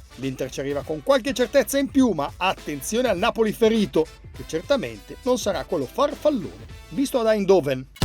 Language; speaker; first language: Italian; native; Italian